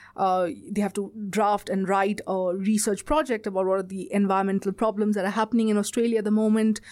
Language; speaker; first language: English; non-native, local second language; Bangla